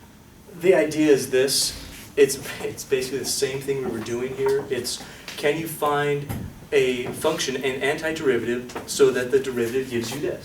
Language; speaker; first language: English; native; English